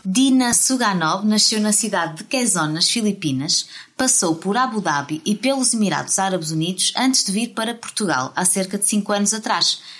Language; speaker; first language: Portuguese; native; Portuguese